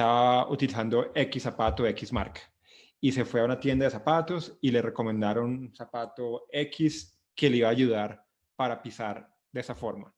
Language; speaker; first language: Spanish; native; Spanish